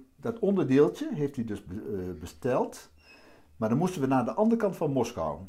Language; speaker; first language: Dutch; native; Dutch